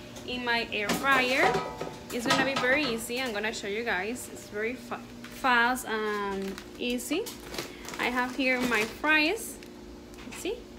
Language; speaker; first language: English; non-native, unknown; Spanish